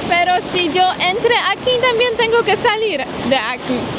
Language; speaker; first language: Spanish; non-native, fluent; Polish